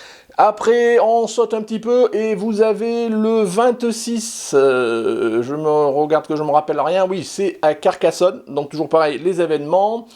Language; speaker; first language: French; native; French